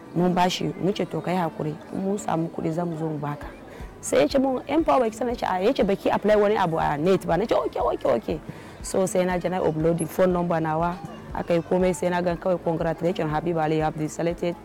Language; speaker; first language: Hausa; non-native, local second language; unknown